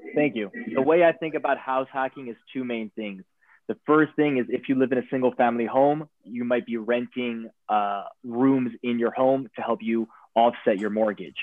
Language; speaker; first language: English; native; English